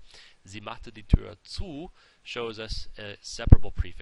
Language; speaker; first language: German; non-native, fluent; English